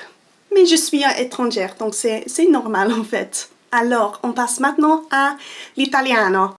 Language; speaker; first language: French; non-native, fluent; English